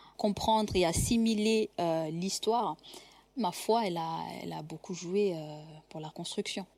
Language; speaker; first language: French; non-native, local second language; Kinyarwanda